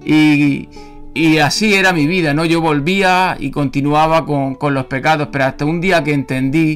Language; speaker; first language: Spanish; native; Spanish